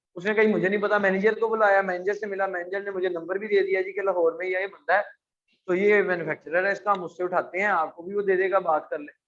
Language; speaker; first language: Urdu; non-native, local second language; Punjabi